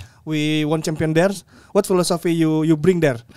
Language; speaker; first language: English; non-native, learner; Indonesian